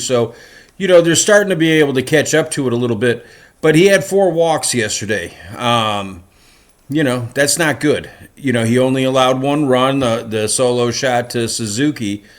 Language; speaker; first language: English; native; English